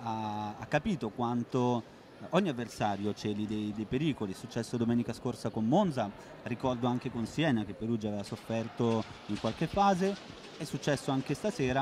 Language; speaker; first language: Italian; native; Italian